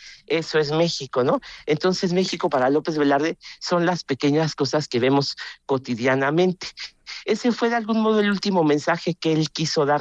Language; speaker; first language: Spanish; native; Spanish